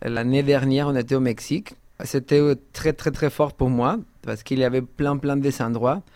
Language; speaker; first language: French; non-native, fluent; Spanish